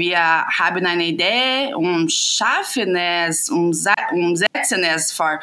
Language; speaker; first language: German; non-native, fluent; Portuguese